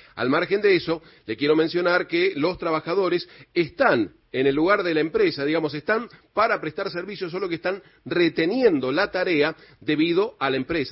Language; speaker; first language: Spanish; native; Spanish